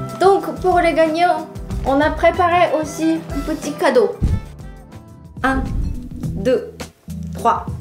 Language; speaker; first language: French; non-native, fluent; Japanese